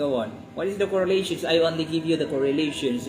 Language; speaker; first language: English; non-native, fluent; Indonesian